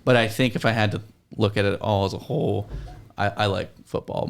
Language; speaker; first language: English; native; English